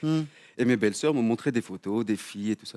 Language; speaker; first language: French; native; French